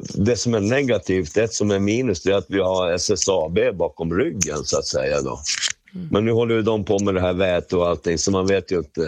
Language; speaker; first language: Swedish; native; Swedish